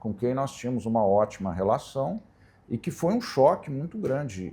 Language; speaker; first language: Portuguese; native; Portuguese